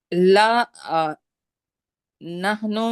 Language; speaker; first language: Arabic; non-native, learner; Urdu